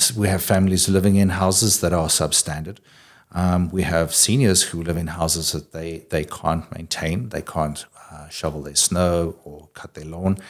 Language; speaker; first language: English; native; English